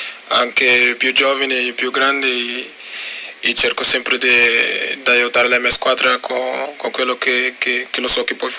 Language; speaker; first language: Italian; non-native, fluent; Portuguese